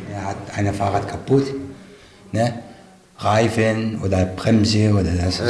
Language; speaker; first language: German; non-native, learner; Arabic